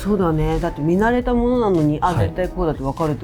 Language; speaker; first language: Japanese; native; Japanese